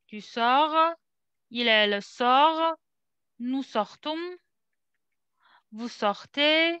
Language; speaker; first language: French; non-native, fluent; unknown